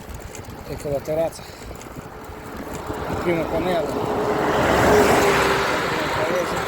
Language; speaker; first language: Italian; non-native, fluent; Romanian